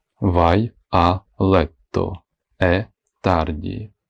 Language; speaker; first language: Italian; non-native, fluent; Ukrainian